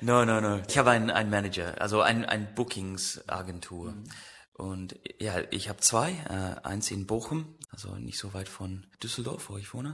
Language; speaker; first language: German; non-native, learner; English